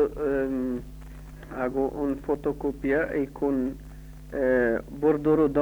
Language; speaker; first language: Spanish; non-native, learner; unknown